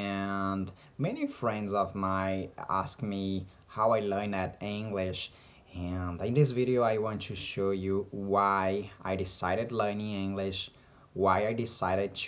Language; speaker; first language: English; non-native, learner; Portuguese